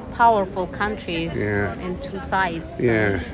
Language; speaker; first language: English; non-native, fluent; Russian